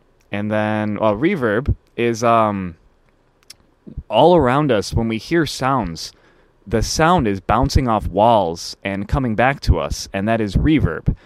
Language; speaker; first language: English; native; English